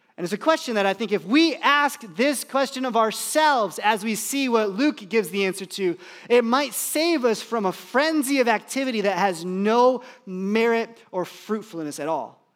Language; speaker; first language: English; native; English